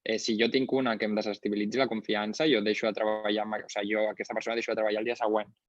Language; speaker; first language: Catalan; non-native, local second language; Spanish